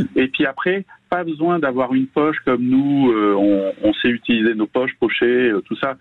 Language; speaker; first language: French; native; French